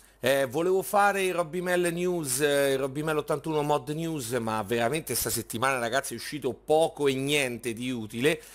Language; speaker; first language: Italian; native; Italian